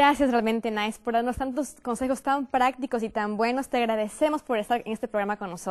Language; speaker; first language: Spanish; native; Spanish